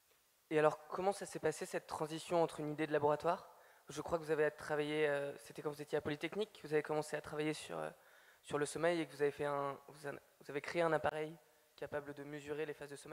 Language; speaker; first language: French; native; French